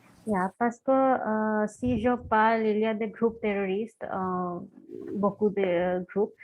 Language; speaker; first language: French; non-native, fluent; Bangla